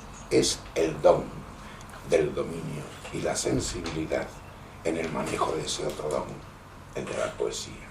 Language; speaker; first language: Spanish; native; Spanish